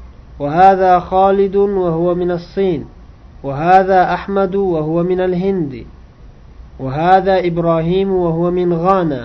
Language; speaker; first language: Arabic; non-native, fluent; Uzbek